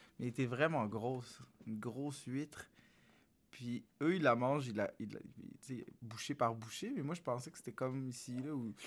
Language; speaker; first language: French; early bilingual, other home language; Arabic